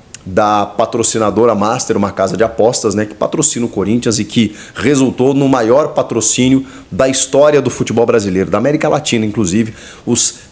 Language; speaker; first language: Portuguese; native; Portuguese